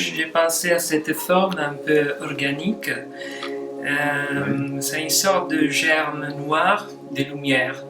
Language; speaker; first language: French; non-native, fluent; Italian